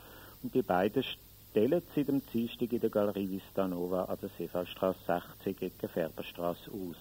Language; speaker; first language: German; native; German